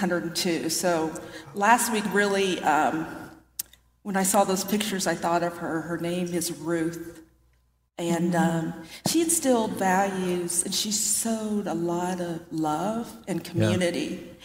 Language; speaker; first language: English; native; English